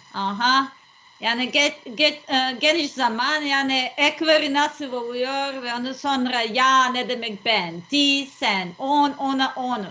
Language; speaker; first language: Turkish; non-native, learner; Serbian